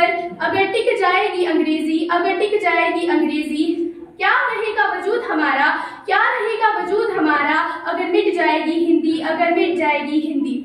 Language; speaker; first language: Hindi; native; Hindi